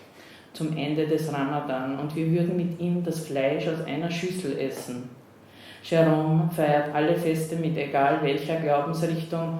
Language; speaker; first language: German; native; German